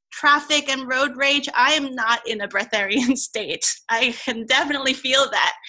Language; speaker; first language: English; non-native, local second language; Cantonese